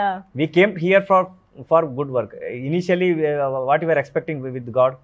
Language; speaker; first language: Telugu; non-native, learner; Kannada